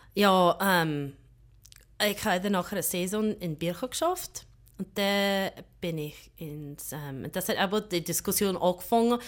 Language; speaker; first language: German; non-native, fluent; English